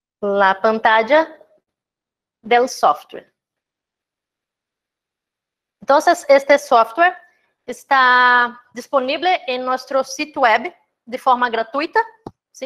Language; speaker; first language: Spanish; non-native, fluent; Portuguese